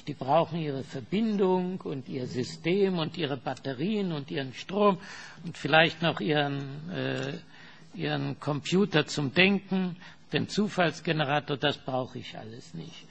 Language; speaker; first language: German; non-native, fluent; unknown